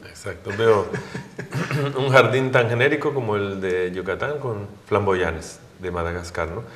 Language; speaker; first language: Spanish; native; Spanish